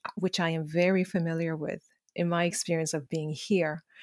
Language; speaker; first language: English; non-native, fluent; Korean